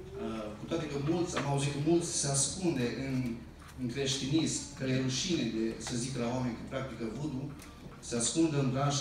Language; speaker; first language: Romanian; early bilingual, heritage; Romanian